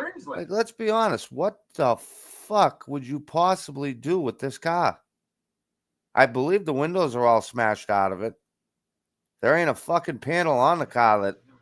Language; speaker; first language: English; native; English